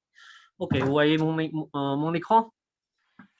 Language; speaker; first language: French; non-native, fluent; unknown